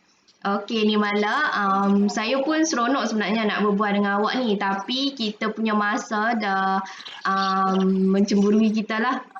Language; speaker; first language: Malay; native; Malay